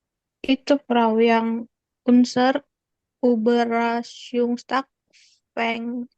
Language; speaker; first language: German; non-native, learner; Indonesian